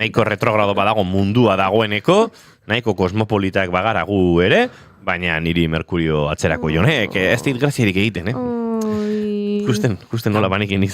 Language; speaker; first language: Basque; native; Basque